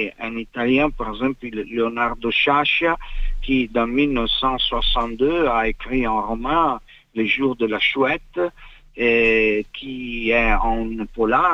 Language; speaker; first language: French; non-native, fluent; Italian